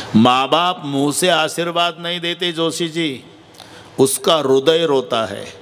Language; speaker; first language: Hindi; non-native, local second language; Marathi